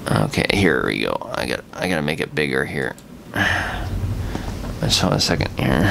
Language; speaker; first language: English; native; English